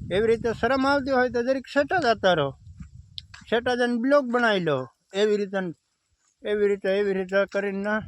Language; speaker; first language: Gujarati; non-native, local second language; Bhili